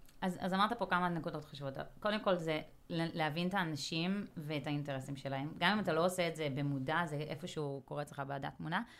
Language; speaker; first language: Hebrew; native; Hebrew